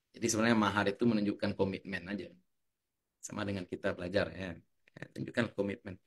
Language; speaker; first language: Indonesian; native; Indonesian